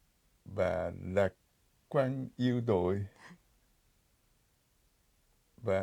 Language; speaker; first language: Vietnamese; non-native, fluent; Japanese